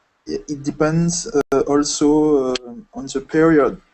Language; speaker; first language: English; non-native, fluent; French